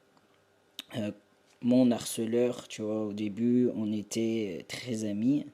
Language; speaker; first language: French; native; French